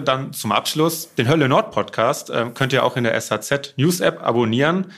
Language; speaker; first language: German; native; German